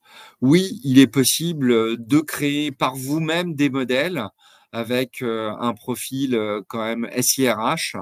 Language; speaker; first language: French; native; French